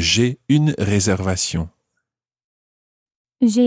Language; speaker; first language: French; non-native, learner; English